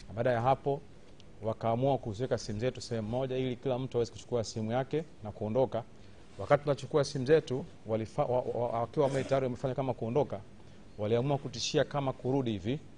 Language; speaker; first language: Swahili; native; Swahili